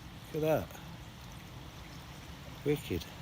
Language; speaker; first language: English; native; English